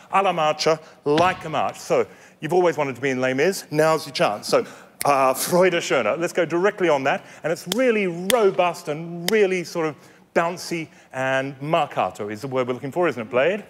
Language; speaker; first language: English; native; English